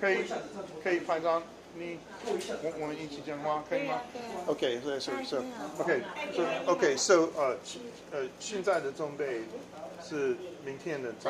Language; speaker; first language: Chinese; non-native, learner; English